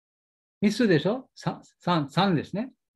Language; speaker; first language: Japanese; non-native, learner; Bangla